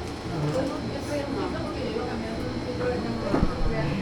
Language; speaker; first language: Spanish; native; Spanish